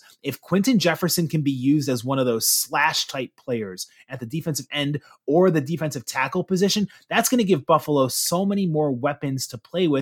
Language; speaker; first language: English; native; English